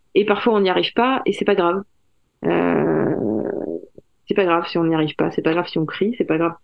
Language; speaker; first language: French; native; French